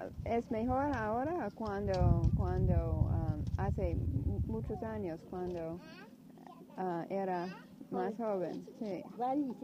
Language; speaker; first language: Spanish; non-native, learner; English